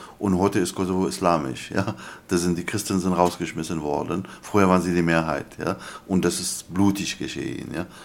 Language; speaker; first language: German; non-native, fluent; Arabic